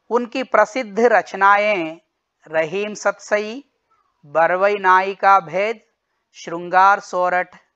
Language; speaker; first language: Hindi; non-native, local second language; Telugu